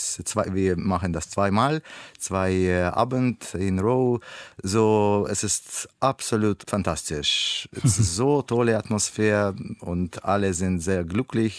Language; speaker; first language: German; non-native, learner; Russian